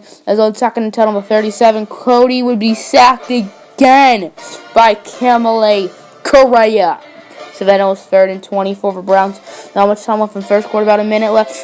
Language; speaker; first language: English; native; English